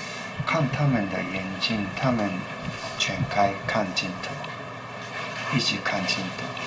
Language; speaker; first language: Chinese; non-native, learner; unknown